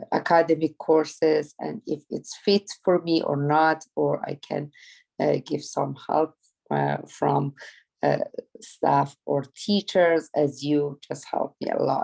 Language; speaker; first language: English; non-native, learner; Persian